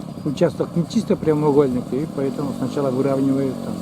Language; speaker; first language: Russian; native; Russian